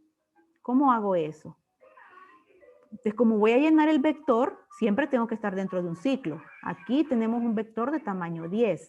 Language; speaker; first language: Spanish; native; Spanish